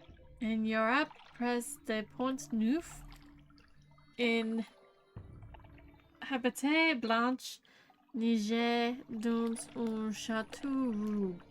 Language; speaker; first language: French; non-native, learner; English